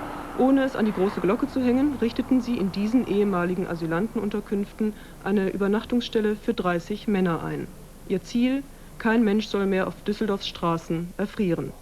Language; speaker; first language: German; native; German